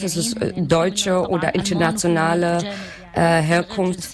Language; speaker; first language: German; non-native, learner; Arabic